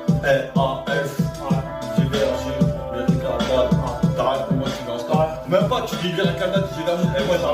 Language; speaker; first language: French; native; French